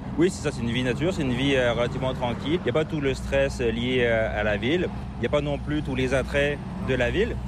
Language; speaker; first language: French; native; French